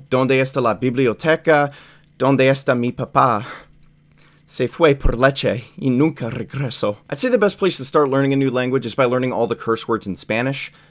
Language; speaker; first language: English; native; English